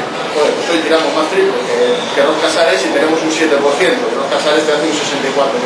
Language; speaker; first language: Spanish; native; Spanish